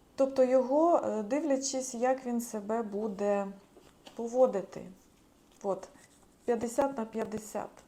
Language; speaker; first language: Ukrainian; non-native, local second language; Russian